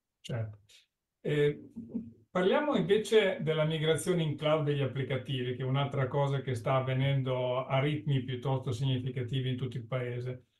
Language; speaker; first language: Italian; native; Italian